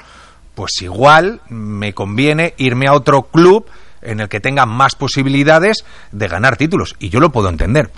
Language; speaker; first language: Spanish; native; Spanish